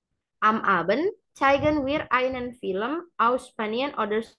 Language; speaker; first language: German; non-native, learner; Indonesian